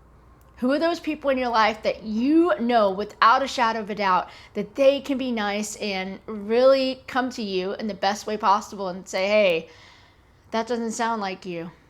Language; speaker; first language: English; native; English